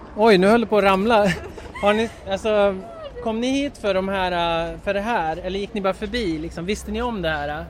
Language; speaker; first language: Swedish; native; Swedish